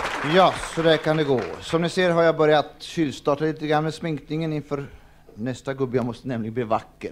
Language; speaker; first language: Swedish; native; Swedish